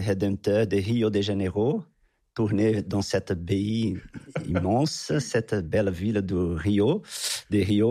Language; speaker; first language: French; non-native, fluent; Portuguese